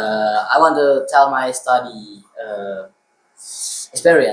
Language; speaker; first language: English; non-native, learner; Indonesian